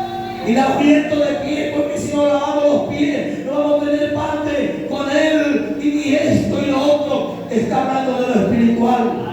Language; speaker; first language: Spanish; native; Spanish